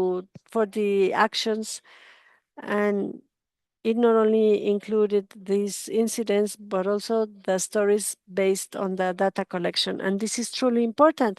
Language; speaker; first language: English; non-native, fluent; Spanish